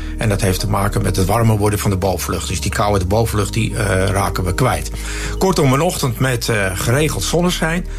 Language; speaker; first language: Dutch; native; Dutch